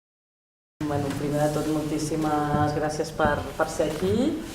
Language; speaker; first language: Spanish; non-native, local second language; Catalan